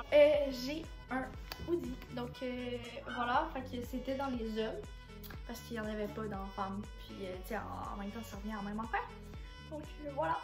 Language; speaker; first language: French; native; French